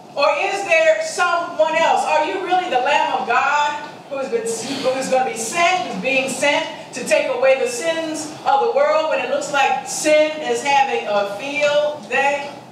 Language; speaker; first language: English; native; English